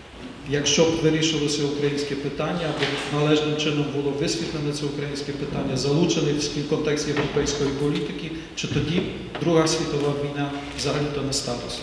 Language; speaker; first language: Ukrainian; native; Ukrainian